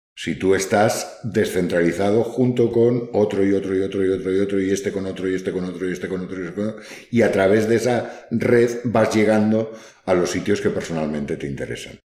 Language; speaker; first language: Spanish; native; Spanish